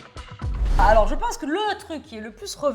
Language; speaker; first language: French; native; French